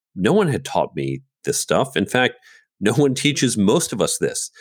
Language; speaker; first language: English; native; English